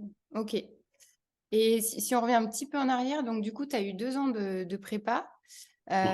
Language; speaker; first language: French; native; French